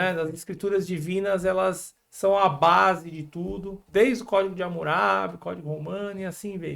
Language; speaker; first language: Portuguese; native; Portuguese